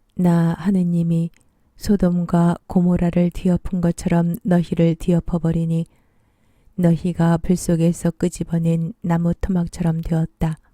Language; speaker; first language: Korean; native; Korean